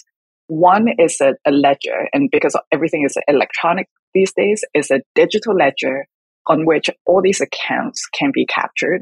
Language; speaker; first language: English; non-native, local second language; Cantonese